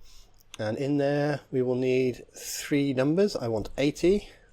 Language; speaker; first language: English; native; English